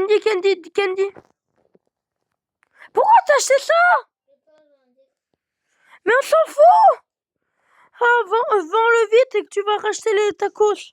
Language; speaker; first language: French; native; French